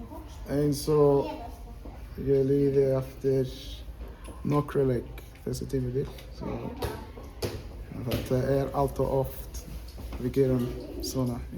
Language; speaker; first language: Icelandic; non-native, learner; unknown